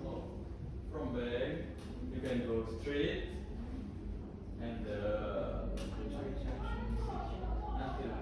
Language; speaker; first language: English; non-native, learner; Indonesian